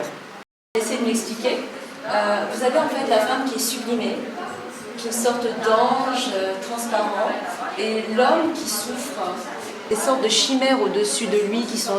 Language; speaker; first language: French; native; French